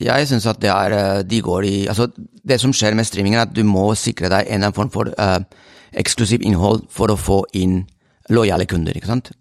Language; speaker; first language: Norwegian; non-native, fluent; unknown